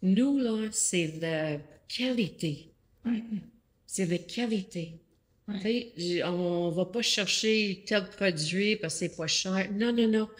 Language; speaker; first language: French; non-native, local second language; English